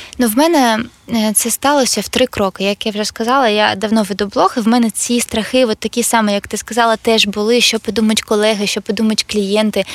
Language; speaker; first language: Ukrainian; non-native, local second language; Russian